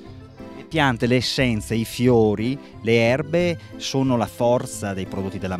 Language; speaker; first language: Italian; native; Italian